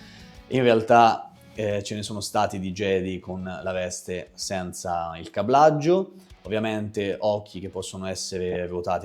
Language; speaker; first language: Italian; native; Italian